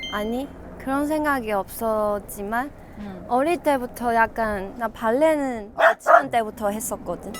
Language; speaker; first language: Korean; non-native, fluent; Chinese